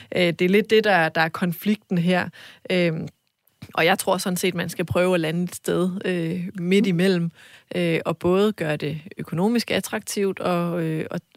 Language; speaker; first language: Danish; early bilingual, other home language; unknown